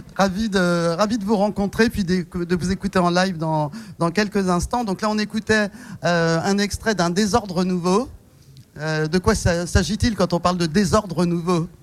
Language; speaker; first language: French; native; French